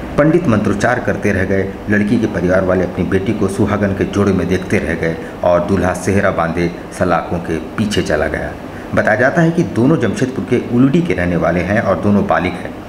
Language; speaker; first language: Hindi; native; Hindi